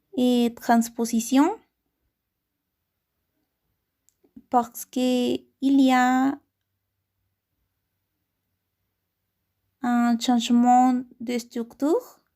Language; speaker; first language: French; non-native, learner; Spanish